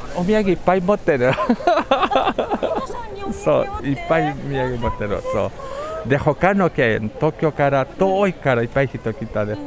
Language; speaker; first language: Japanese; non-native, learner; Spanish